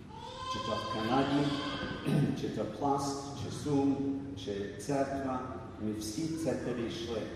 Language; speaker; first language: Ukrainian; early bilingual, other home language; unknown